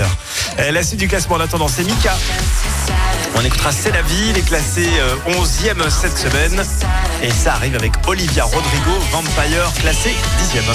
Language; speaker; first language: French; native; French